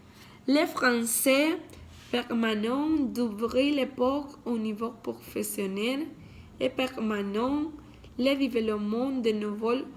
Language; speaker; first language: French; non-native, learner; Spanish